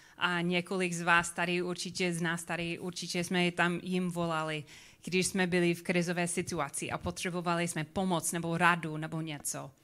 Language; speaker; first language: Czech; non-native, learner; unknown